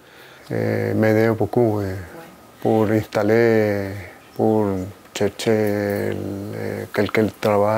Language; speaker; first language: French; non-native, learner; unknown